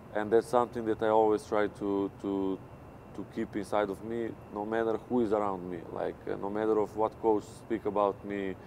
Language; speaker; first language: English; non-native, fluent; Serbian